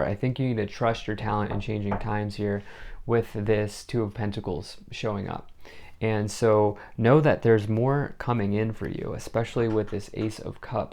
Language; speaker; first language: English; native; English